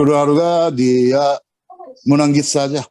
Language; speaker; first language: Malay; non-native, learner; Japanese